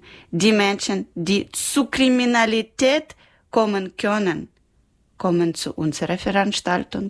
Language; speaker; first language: German; non-native, learner; Ukrainian